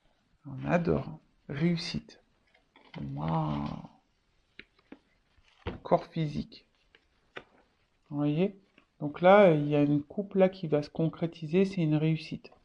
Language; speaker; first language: French; native; French